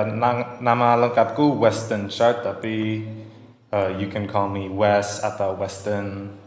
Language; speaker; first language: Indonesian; early bilingual, heritage; English